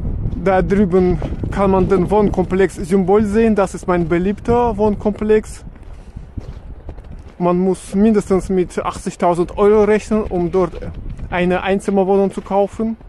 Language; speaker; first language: German; non-native, fluent; Russian